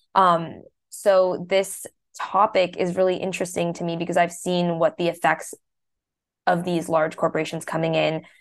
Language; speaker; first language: English; early bilingual, other home language; Hindi